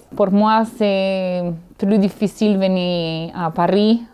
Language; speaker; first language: French; non-native, learner; Italian